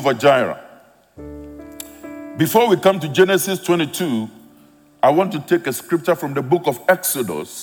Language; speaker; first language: English; non-native, local second language; Akan